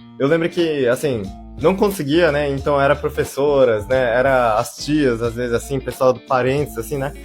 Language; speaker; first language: Portuguese; early bilingual, other home language; Japanese